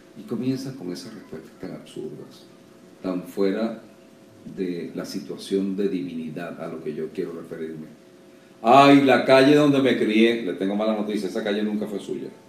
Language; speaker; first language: Spanish; native; Spanish